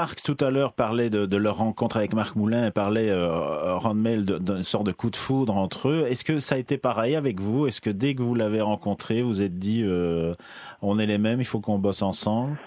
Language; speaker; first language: French; native; French